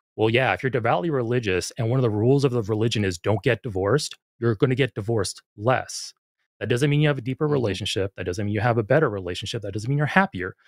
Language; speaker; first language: English; native; English